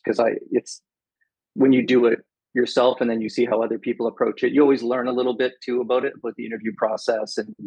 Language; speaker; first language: English; native; English